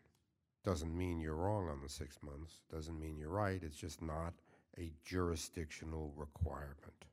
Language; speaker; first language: English; native; English